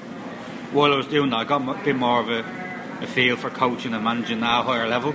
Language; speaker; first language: English; native; English